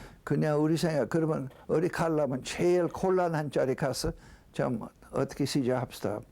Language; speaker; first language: Korean; non-native, learner; English